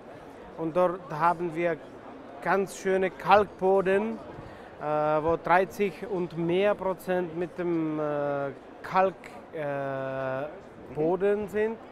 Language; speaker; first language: German; non-native, fluent; Czech